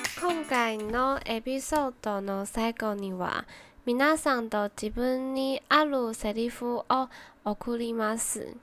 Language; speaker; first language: Japanese; non-native, learner; Chinese